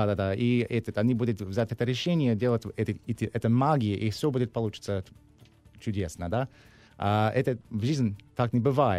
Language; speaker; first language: Russian; non-native, learner; English